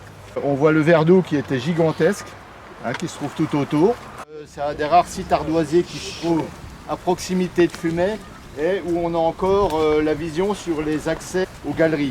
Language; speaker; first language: French; native; French